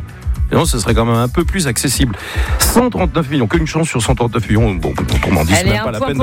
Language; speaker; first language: French; native; French